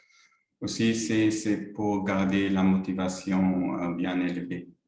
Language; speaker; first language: French; non-native, local second language; Luxembourgish